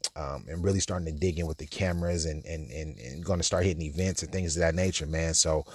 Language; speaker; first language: English; native; English